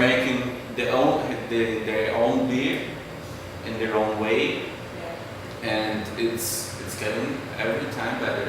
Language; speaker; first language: English; non-native, fluent; German